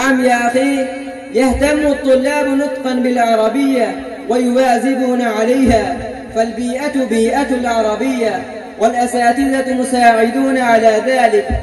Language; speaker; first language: Arabic; non-native, learner; Urdu